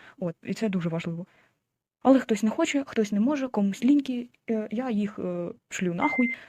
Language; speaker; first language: Ukrainian; non-native, local second language; Russian